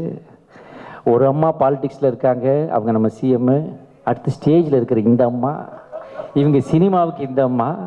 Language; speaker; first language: Tamil; native; Tamil